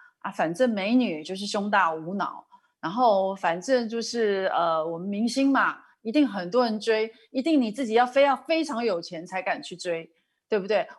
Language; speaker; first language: Chinese; native; Chinese